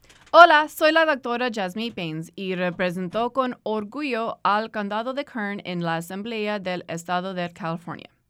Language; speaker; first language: Spanish; non-native, learner; English